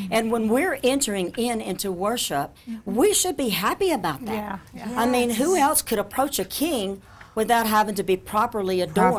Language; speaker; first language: English; native; English